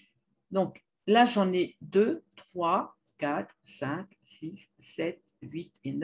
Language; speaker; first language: French; native; French